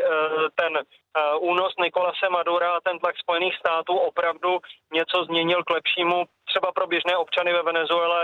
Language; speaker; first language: Czech; native; Czech